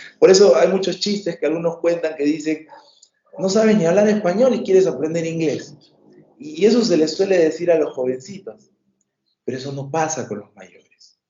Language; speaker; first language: Spanish; native; Spanish